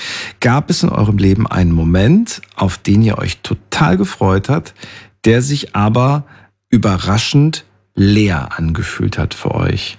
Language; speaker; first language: German; native; German